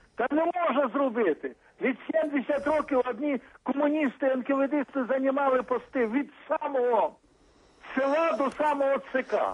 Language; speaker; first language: Ukrainian; native; Ukrainian